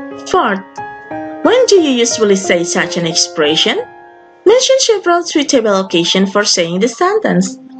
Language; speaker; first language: English; non-native, fluent; Indonesian